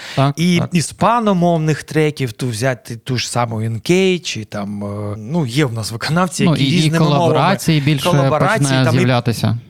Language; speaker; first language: Ukrainian; non-native, local second language; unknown